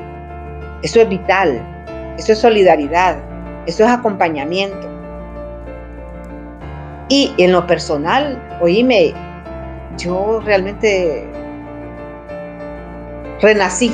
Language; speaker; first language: Spanish; native; Spanish